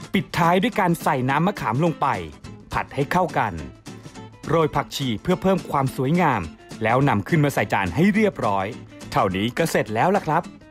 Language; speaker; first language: Thai; native; Thai